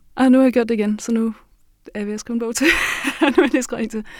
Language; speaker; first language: Danish; early bilingual, other home language; Norwegian